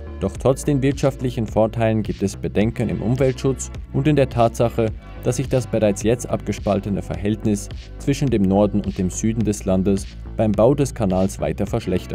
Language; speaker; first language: German; native; German